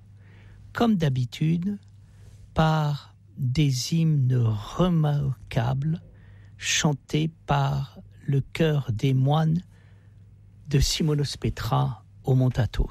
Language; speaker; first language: French; native; French